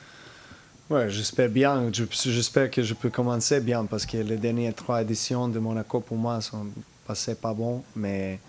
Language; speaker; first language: French; non-native, learner; Serbian